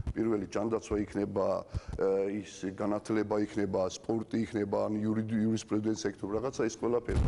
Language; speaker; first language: Georgian; non-native, local second language; Ossetic